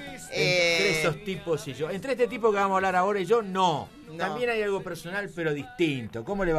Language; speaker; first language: Spanish; native; Spanish